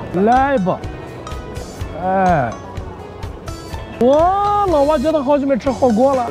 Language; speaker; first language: Chinese; non-native, fluent; Arabic